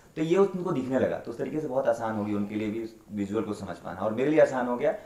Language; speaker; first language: Hindi; native; Hindi